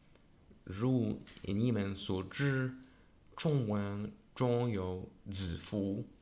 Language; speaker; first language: Chinese; non-native, learner; Polish